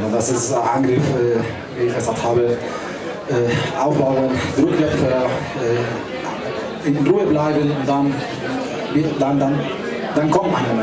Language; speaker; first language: German; non-native, learner; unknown